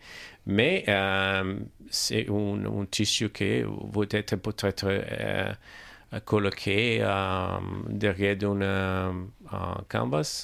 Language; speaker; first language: French; non-native, learner; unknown